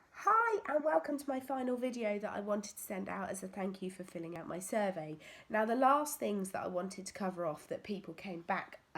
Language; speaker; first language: English; native; English